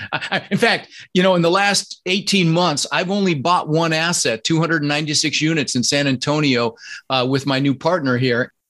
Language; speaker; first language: English; early bilingual, other home language; Dutch